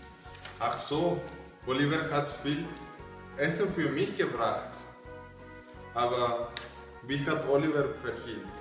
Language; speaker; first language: German; non-native, learner; English